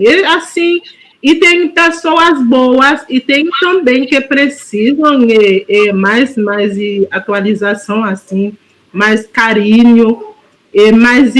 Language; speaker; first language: Portuguese; non-native, fluent; Haitian Creole